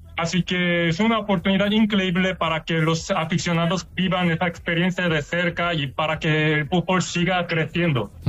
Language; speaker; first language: Spanish; non-native, learner; Korean